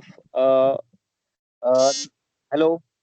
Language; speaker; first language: English; non-native, learner; Marathi